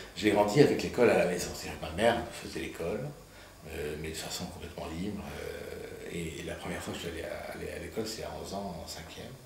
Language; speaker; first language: French; early bilingual, other home language; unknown